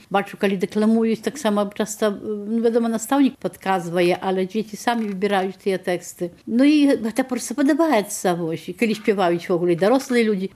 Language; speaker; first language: Belarusian; native; Belarusian